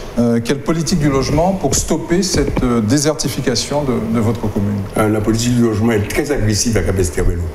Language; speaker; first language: French; native; French